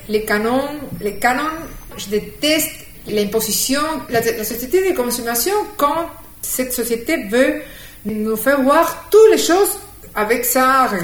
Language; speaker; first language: French; non-native, fluent; Spanish